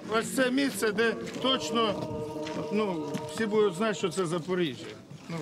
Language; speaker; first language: Ukrainian; native; Ukrainian